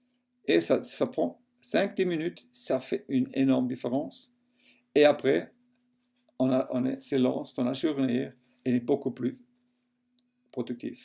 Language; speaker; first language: French; non-native, local second language; German